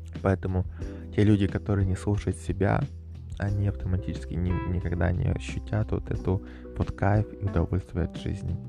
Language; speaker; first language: Russian; native; Russian